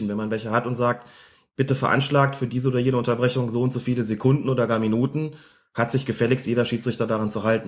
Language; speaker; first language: German; native; German